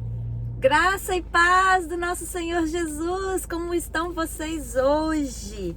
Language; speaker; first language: Portuguese; native; Portuguese